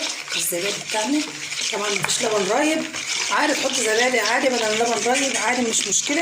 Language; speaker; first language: Arabic; native; Arabic